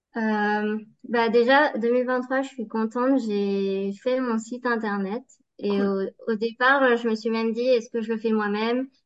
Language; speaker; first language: French; native; French